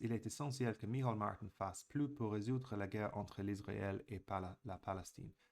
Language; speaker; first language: French; non-native, fluent; English